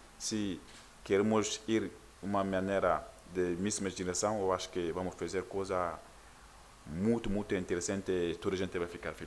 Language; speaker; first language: Portuguese; non-native, learner; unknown